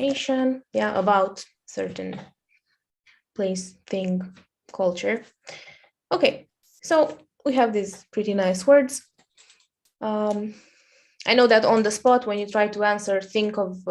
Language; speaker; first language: English; non-native, fluent; Romanian